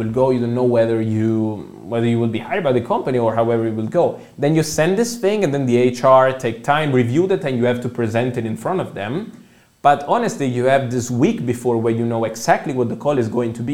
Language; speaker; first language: English; non-native, fluent; Italian